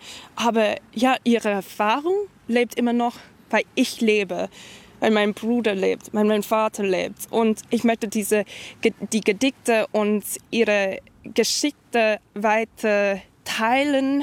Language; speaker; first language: German; non-native, learner; Hungarian